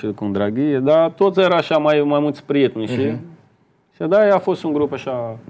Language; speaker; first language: Romanian; non-native, learner; Portuguese